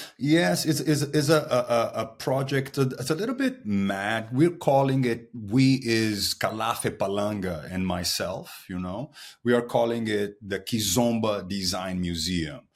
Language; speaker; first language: English; non-native, fluent; Portuguese